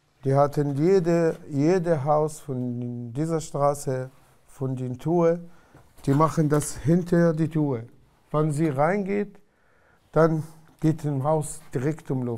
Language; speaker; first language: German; non-native, learner; Arabic